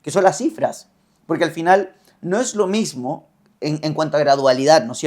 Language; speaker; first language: Spanish; native; Spanish